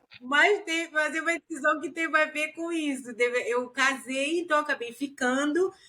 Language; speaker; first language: Portuguese; non-native, local second language; Kabuverdianu